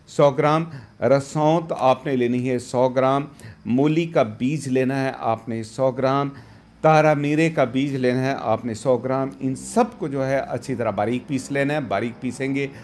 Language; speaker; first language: Urdu; native; Urdu